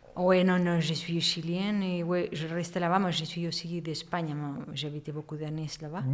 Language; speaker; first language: French; non-native, learner; Spanish